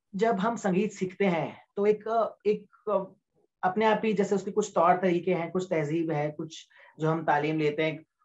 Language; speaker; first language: Hindi; native; Hindi